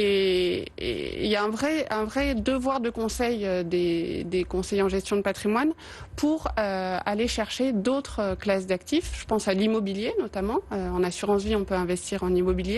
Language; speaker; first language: French; native; French